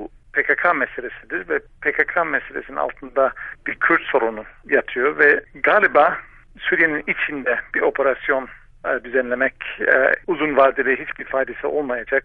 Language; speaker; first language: Turkish; non-native, fluent; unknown